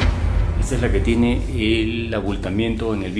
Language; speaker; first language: Spanish; native; Spanish